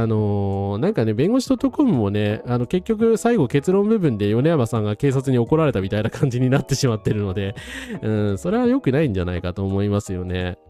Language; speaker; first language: Japanese; native; Japanese